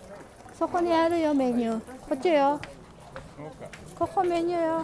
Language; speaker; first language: Japanese; non-native, fluent; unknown